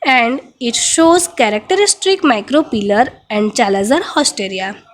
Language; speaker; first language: English; non-native, local second language; Gujarati